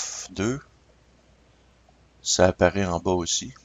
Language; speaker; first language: French; native; French